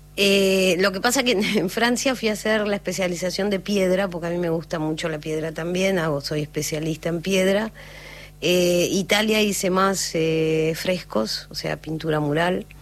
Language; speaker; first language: Spanish; native; Spanish